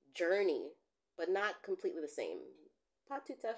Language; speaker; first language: English; native; English